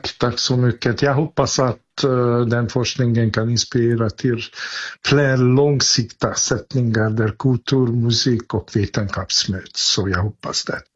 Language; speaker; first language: Swedish; non-native, fluent; Hungarian